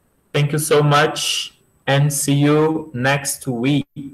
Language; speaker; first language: English; non-native, fluent; Portuguese